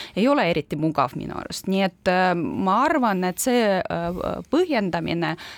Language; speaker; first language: Estonian; non-native, local second language; Russian